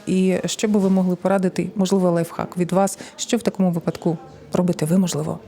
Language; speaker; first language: Ukrainian; native; Ukrainian